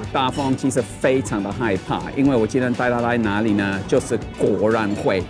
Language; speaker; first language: Chinese; non-native, fluent; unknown